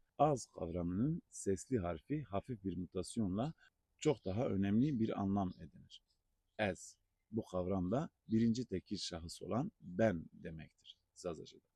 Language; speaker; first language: Turkish; non-native, local second language; Zaza